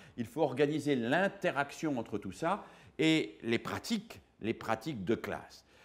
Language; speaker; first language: French; native; French